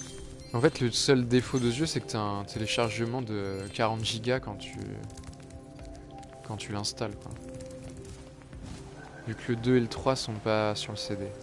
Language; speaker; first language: French; native; French